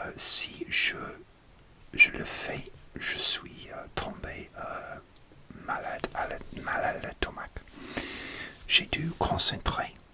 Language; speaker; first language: French; non-native, learner; English